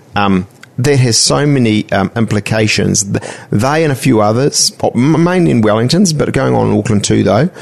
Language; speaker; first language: English; native; English